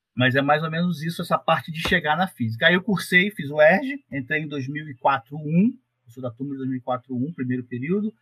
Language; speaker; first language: Portuguese; native; Portuguese